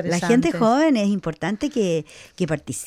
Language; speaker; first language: Spanish; native; Spanish